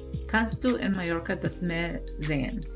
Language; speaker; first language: German; non-native, learner; English